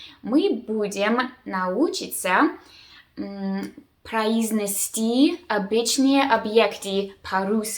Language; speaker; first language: Russian; early bilingual, heritage; Russian